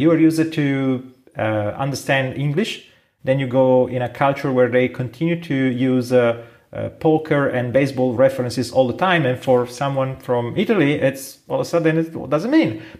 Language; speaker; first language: English; non-native, fluent; Italian